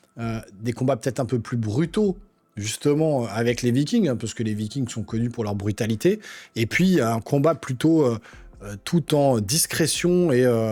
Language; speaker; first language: French; native; French